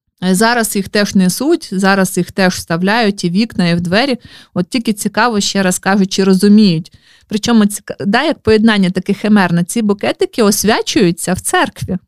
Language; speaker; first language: Ukrainian; non-native, local second language; Russian